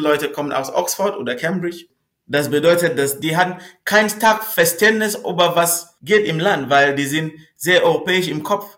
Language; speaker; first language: German; non-native, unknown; Northern Sotho